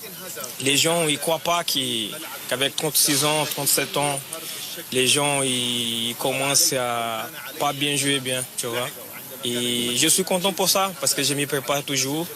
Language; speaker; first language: French; non-native, fluent; Portuguese